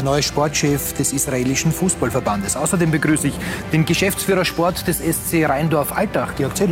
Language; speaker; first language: German; native; German